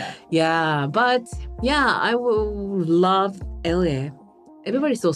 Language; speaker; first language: English; non-native, learner; Japanese